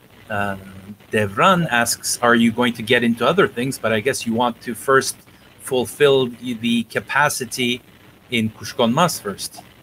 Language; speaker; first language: English; non-native, fluent; Turkish